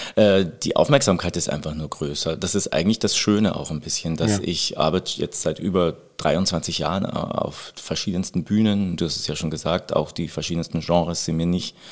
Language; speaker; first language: German; native; German